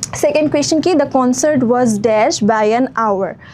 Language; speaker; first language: English; non-native, local second language; Bangla